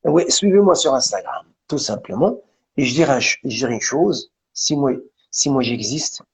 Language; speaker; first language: French; non-native, local second language; Arabic